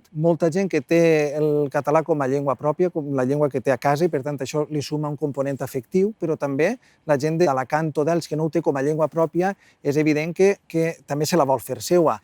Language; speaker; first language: Catalan; native; Catalan